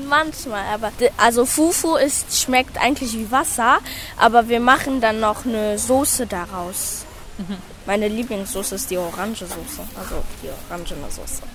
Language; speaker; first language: German; non-native, fluent; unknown